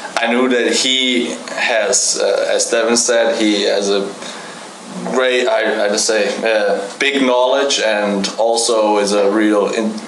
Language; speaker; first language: English; non-native, fluent; German